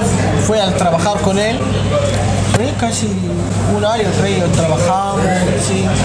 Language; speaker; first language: Spanish; non-native, learner; Arabic